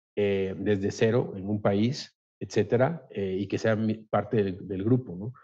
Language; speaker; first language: Spanish; native; Spanish